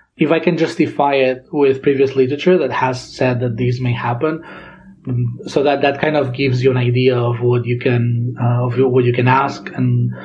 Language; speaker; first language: English; non-native, fluent; Catalan